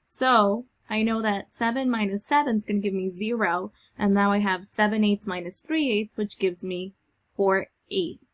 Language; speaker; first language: English; native; English